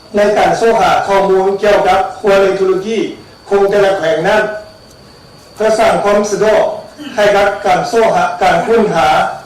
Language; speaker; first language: Lao; non-native, learner; Chinese